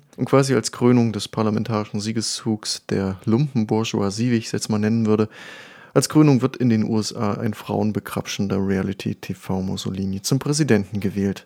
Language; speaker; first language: German; native; German